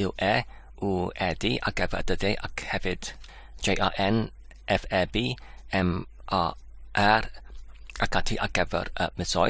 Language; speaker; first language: Welsh; non-native, fluent; English